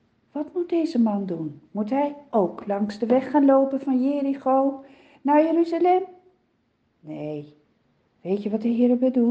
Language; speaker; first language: Dutch; native; Dutch